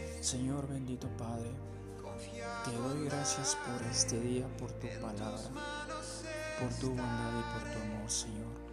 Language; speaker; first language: Spanish; native; Spanish